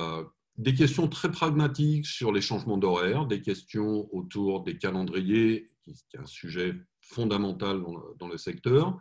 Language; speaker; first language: French; native; French